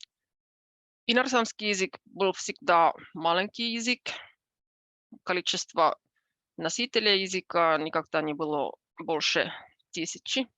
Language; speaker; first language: Russian; non-native, fluent; Finnish